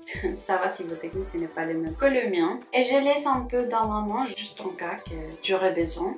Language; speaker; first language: French; non-native, fluent; Spanish